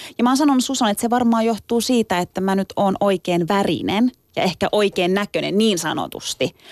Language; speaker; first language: Finnish; early bilingual, other home language; Turkish